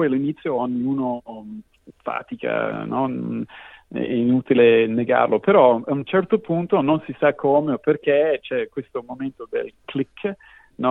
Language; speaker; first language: Italian; non-native, fluent; English